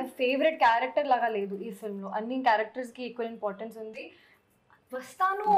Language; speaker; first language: Telugu; non-native, fluent; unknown